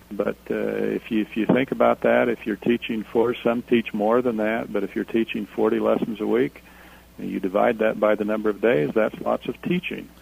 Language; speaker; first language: English; native; English